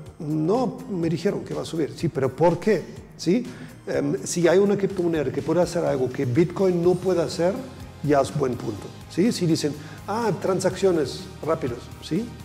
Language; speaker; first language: Spanish; non-native, fluent; German